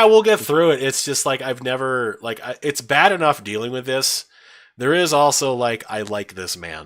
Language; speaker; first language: English; native; English